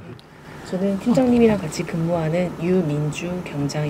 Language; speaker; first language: Korean; native; Korean